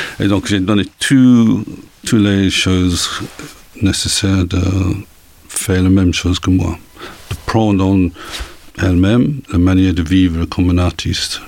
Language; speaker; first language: French; non-native, learner; English